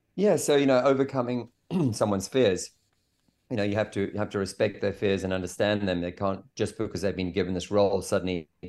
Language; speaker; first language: English; native; English